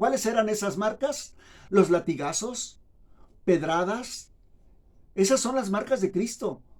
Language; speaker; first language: Spanish; native; Spanish